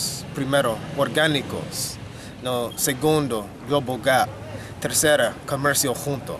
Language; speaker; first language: Spanish; non-native, fluent; English